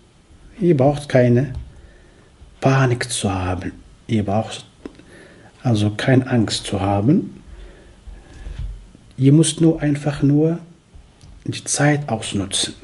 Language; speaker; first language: German; non-native, fluent; Arabic